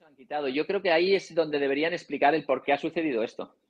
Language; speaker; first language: Spanish; native; Spanish